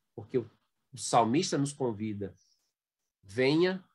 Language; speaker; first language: Portuguese; native; Portuguese